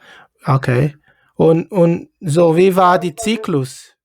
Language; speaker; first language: German; non-native, learner; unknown